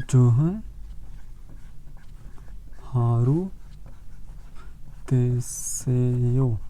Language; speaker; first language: Korean; non-native, fluent; Urdu